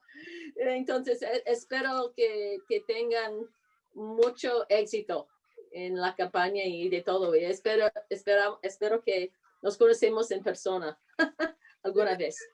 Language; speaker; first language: Spanish; non-native, fluent; English